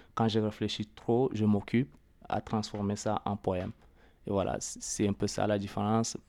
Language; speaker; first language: French; non-native, local second language; Arabic